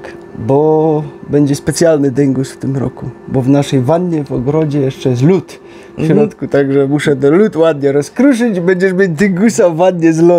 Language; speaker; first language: Polish; native; Polish